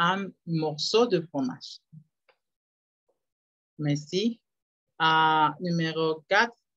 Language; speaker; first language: French; non-native, fluent; Spanish